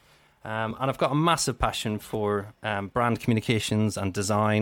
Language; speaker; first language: English; native; English